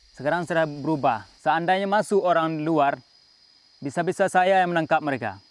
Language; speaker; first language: Indonesian; native; Indonesian